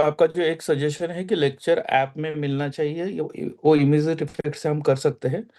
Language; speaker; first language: Hindi; non-native, local second language; Marathi